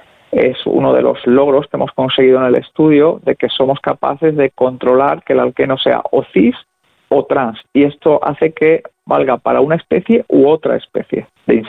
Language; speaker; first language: Spanish; native; Spanish